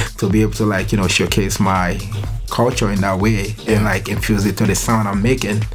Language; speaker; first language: English; non-native, local second language; Yoruba